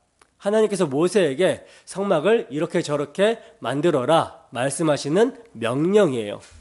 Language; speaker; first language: Korean; native; Korean